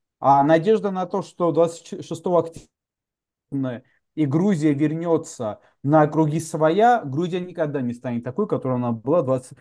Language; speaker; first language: Russian; non-native, local second language; Georgian